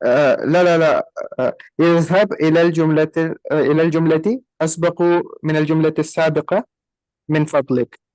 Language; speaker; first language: Arabic; non-native, learner; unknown